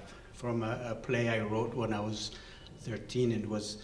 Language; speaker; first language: English; non-native, local second language; Amharic